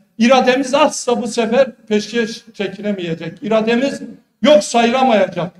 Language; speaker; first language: Turkish; non-native, local second language; Kurdish